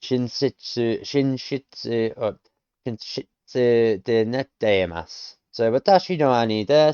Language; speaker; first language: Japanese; non-native, learner; English